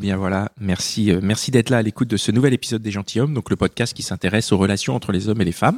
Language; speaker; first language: French; native; French